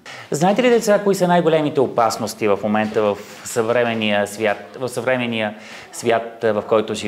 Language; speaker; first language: Bulgarian; native; Bulgarian